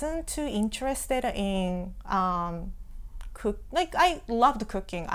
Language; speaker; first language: English; non-native, fluent; Japanese